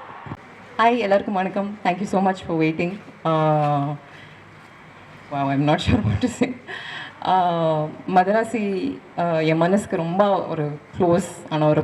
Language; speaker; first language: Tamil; non-native, learner; Kannada